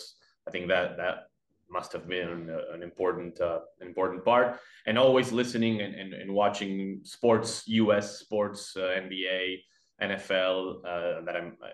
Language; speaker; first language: English; non-native, fluent; Spanish